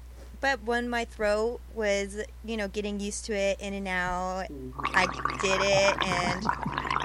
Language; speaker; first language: English; native; English